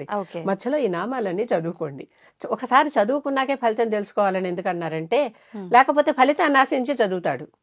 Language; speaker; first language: Telugu; native; Telugu